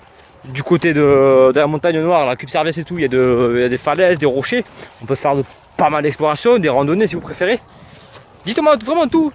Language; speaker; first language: French; native; French